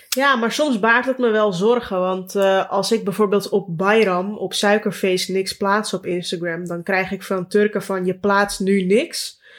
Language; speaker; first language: Dutch; early bilingual, other home language; Turkish